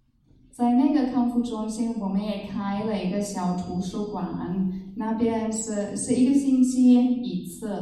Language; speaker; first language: Chinese; non-native, fluent; German